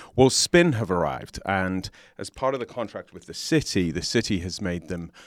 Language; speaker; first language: English; native; English